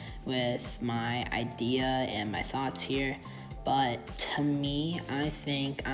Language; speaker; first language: English; native; English